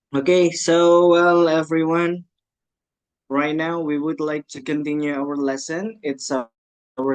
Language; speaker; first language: English; non-native, fluent; Indonesian